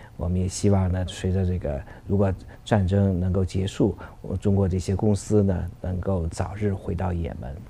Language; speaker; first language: Chinese; native; Chinese